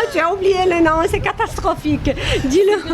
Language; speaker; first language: French; non-native, fluent; Arabic